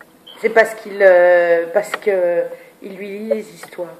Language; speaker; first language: French; native; French